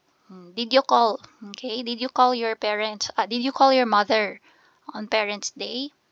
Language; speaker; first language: English; non-native, local second language; Filipino